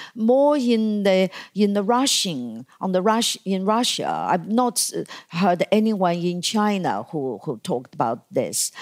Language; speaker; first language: English; non-native, fluent; Chinese